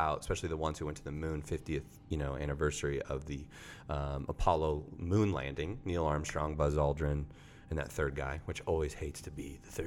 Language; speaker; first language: English; native; English